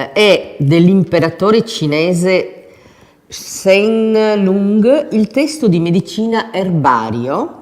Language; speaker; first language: Italian; native; Italian